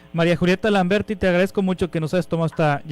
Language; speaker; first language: Spanish; native; Spanish